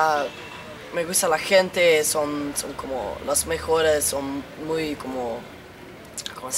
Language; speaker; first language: Spanish; non-native, learner; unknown